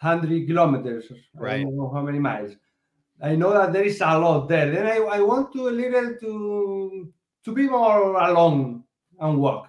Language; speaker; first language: English; non-native, learner; Spanish